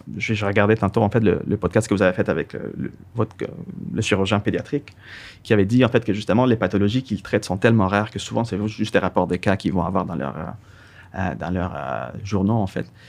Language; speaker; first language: French; non-native, fluent; Spanish